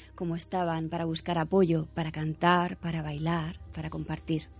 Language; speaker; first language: Spanish; native; Spanish